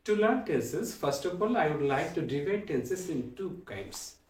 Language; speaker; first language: English; non-native, local second language; Bangla